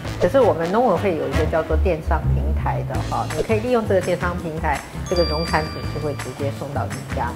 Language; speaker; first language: Chinese; native; Chinese